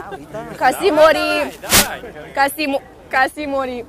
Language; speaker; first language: Spanish; non-native, fluent; Russian